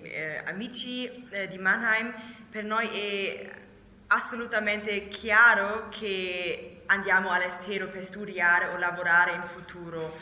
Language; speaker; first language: Italian; non-native, learner; German